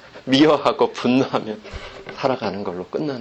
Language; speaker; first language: Korean; native; Korean